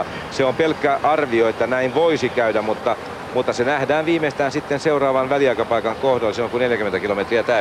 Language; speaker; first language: Finnish; native; Finnish